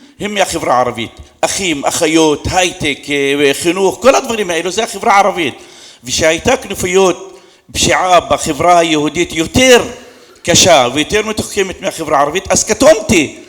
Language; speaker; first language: Hebrew; non-native, local second language; Arabic